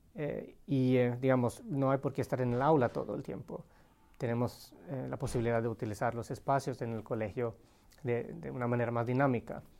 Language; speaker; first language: Spanish; non-native, fluent; Swedish